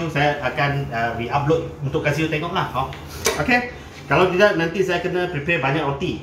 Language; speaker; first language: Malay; non-native, local second language; Chinese